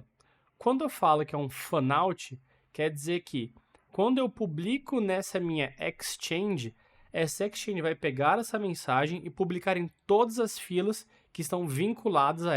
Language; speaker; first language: Portuguese; native; Portuguese